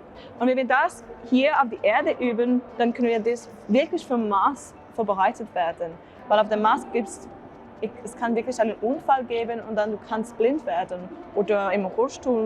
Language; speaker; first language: German; non-native, learner; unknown